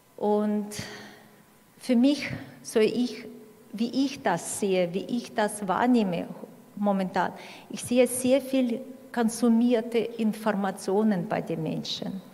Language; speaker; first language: German; non-native, fluent; Russian